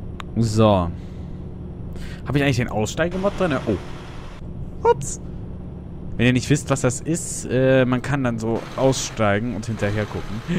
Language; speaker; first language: German; native; German